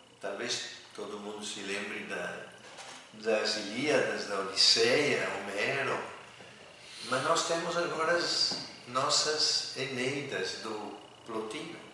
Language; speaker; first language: Portuguese; native; Portuguese